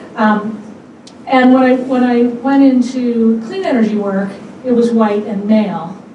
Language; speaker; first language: English; native; English